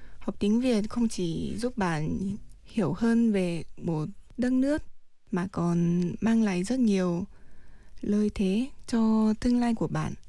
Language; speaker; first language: Vietnamese; early bilingual, heritage; Vietnamese